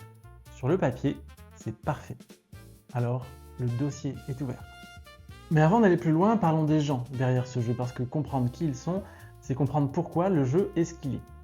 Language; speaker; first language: French; native; French